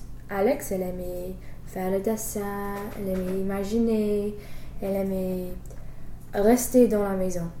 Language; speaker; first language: French; non-native, fluent; English